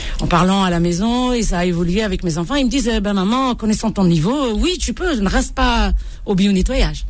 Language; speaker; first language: French; non-native, local second language; Arabic